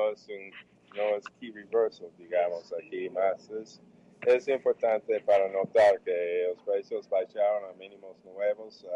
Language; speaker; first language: Portuguese; non-native, fluent; English